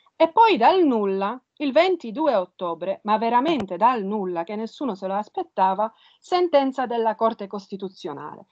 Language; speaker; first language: Italian; non-native, fluent; Polish